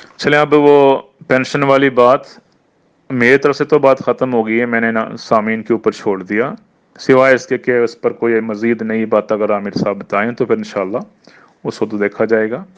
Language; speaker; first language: Urdu; non-native, fluent; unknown